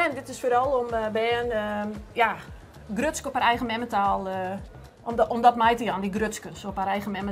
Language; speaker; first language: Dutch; non-native, local second language; Western Frisian